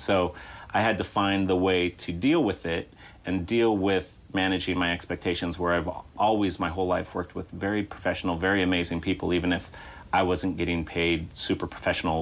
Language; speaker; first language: English; native; English